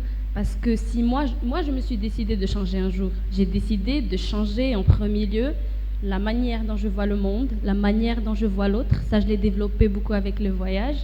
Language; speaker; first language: French; non-native, local second language; Arabic